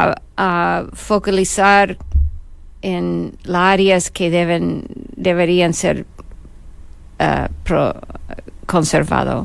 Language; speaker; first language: Spanish; non-native, fluent; English